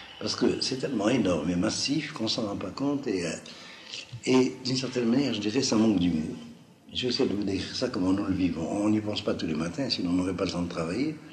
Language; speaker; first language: French; non-native, local second language; Arabic